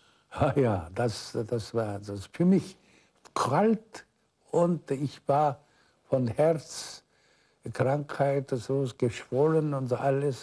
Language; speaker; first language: German; non-native, fluent; Korean